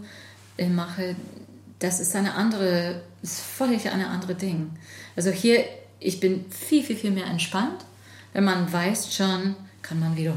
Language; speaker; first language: German; non-native, learner; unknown